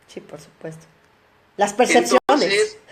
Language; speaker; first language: Spanish; native; Spanish